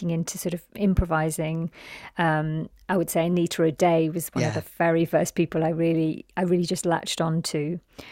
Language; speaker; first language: English; native; English